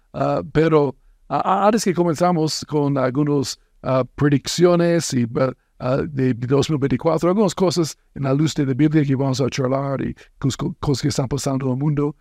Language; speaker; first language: Spanish; non-native, fluent; English